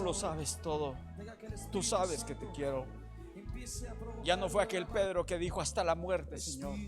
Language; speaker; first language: Spanish; native; Spanish